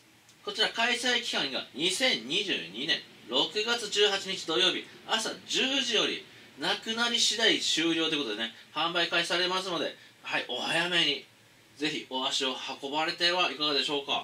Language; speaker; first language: Japanese; native; Japanese